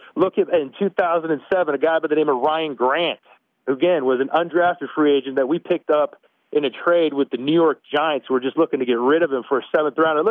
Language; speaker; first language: English; native; English